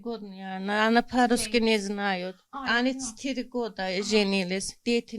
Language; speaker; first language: Russian; non-native, local second language; Azerbaijani